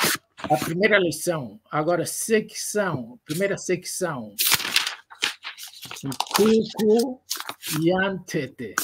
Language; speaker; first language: Portuguese; non-native, local second language; Kongo